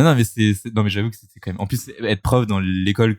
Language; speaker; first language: French; native; French